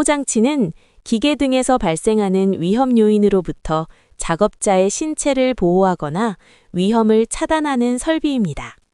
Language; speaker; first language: Korean; non-native, learner; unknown